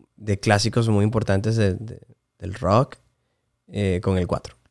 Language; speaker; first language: Spanish; native; Spanish